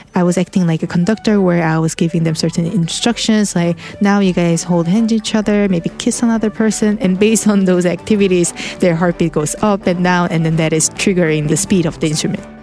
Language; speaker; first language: English; non-native, fluent; Korean